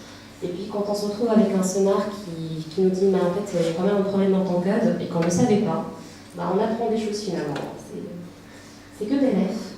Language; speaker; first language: French; native; French